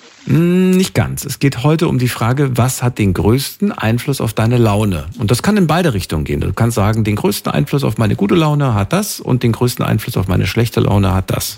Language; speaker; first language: German; native; German